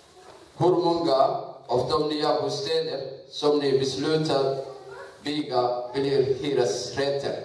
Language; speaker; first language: Swedish; non-native, learner; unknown